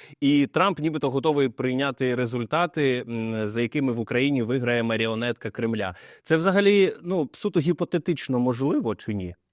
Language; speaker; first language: Ukrainian; native; Ukrainian